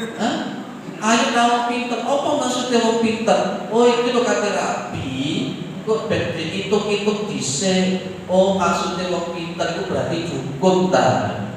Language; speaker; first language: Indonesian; non-native, local second language; Javanese